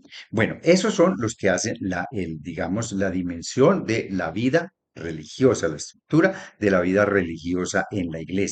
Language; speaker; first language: Spanish; native; Spanish